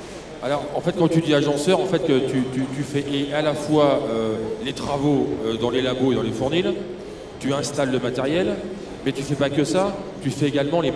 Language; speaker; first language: French; native; French